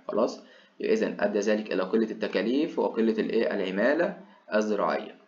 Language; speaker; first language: Arabic; native; Arabic